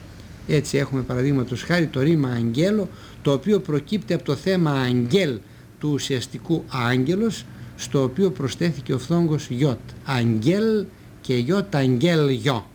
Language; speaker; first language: Greek; native; Greek